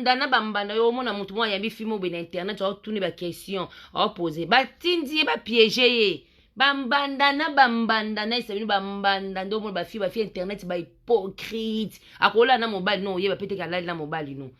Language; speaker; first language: Lingala; native; Lingala